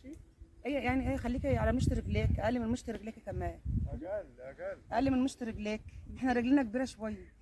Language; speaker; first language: Arabic; native; Arabic